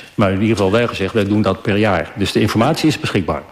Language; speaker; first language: Dutch; native; Dutch